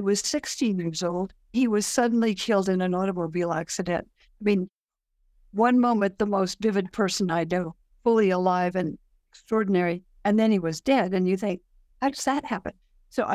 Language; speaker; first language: English; native; English